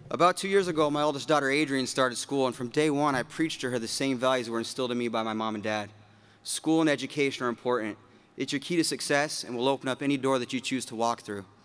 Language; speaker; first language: English; native; English